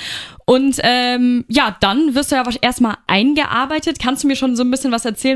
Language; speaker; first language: German; native; German